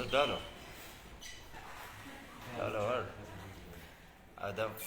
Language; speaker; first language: Hindi; non-native, learner; Pashto